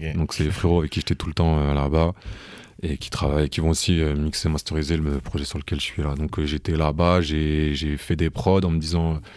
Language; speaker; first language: French; native; French